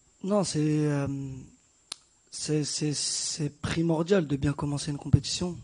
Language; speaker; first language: French; native; French